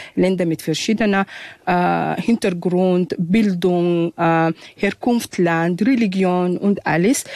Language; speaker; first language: German; non-native, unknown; Arabic